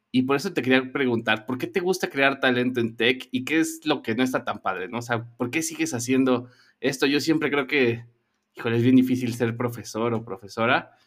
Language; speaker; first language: Spanish; native; Spanish